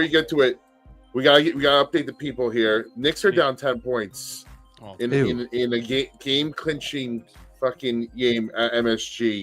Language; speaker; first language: English; native; English